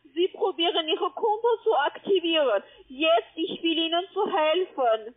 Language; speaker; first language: German; non-native, fluent; French